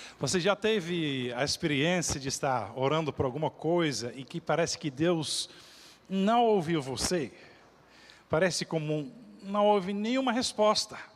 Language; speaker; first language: Portuguese; non-native, fluent; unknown